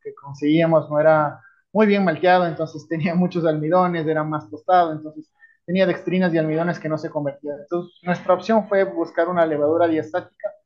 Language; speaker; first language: Spanish; native; Spanish